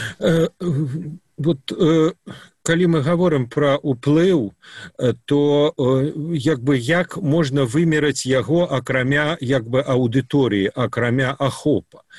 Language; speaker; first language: Belarusian; non-native, local second language; Russian